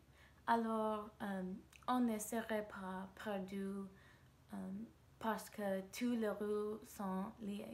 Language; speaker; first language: French; non-native, learner; English